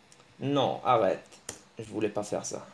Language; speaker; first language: French; early bilingual, other home language; Arabic